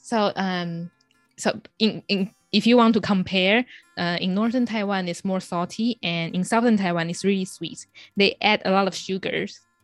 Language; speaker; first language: English; non-native, fluent; Chinese